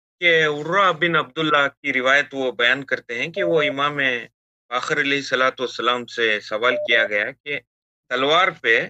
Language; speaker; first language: Urdu; native; Urdu